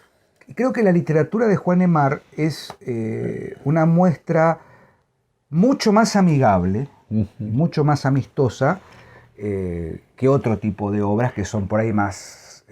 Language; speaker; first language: Spanish; native; Spanish